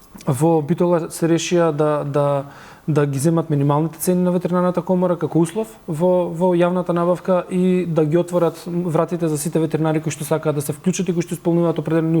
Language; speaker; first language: Macedonian; native; Macedonian